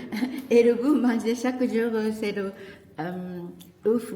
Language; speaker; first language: French; non-native, learner; Japanese